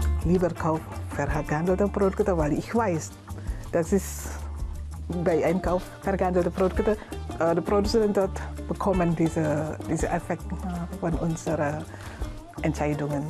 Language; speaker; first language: German; non-native, learner; Indonesian